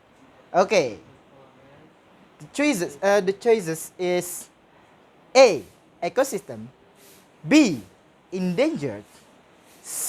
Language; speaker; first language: English; non-native, learner; Indonesian